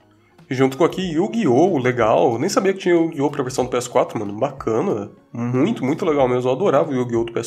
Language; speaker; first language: Portuguese; native; Portuguese